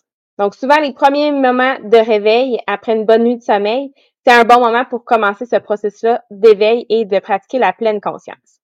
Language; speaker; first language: French; native; French